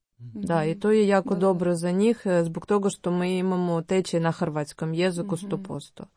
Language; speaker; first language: Croatian; non-native, learner; Ukrainian